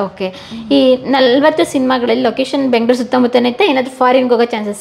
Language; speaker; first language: Kannada; native; Kannada